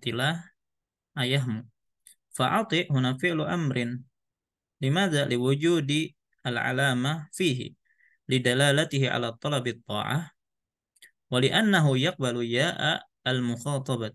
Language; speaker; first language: Arabic; non-native, fluent; Indonesian